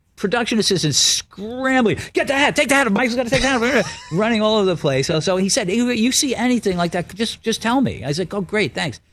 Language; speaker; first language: English; native; English